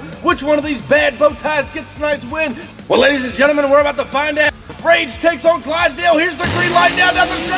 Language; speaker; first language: English; native; English